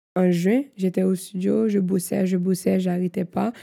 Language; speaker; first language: French; non-native, local second language; Haitian Creole